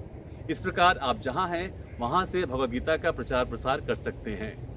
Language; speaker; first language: Hindi; native; Hindi